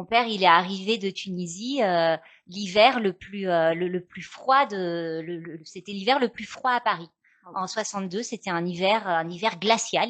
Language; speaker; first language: French; native; French